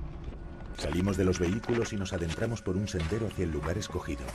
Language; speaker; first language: Spanish; native; Spanish